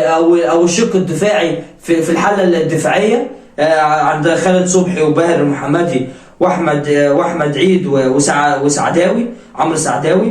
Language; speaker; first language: Arabic; native; Arabic